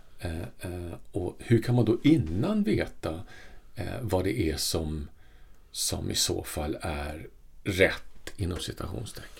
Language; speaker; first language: Swedish; native; Swedish